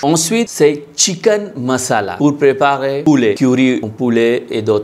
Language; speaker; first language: French; non-native, learner; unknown